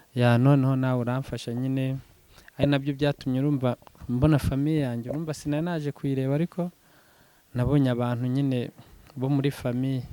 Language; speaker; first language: Kinyarwanda; early bilingual, heritage; Kinyarwanda